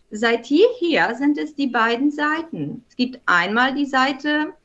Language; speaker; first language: German; native; German